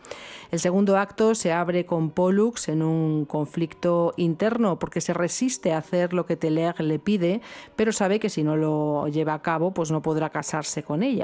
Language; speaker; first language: Spanish; native; Spanish